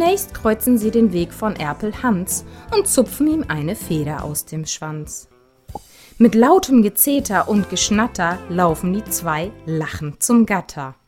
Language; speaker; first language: German; native; German